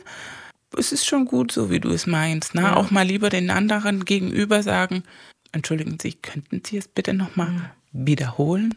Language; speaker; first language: German; non-native, fluent; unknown